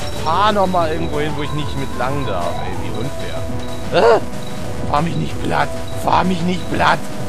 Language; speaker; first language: German; native; German